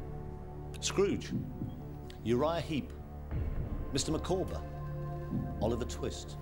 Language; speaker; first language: English; native; English